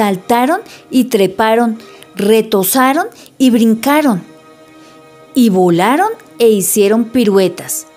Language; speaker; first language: Spanish; native; Spanish